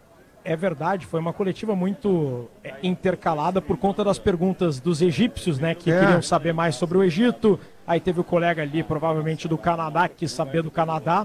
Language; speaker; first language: Portuguese; native; Portuguese